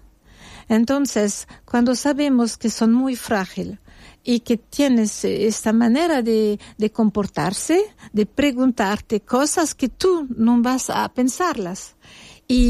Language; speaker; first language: Spanish; non-native, fluent; French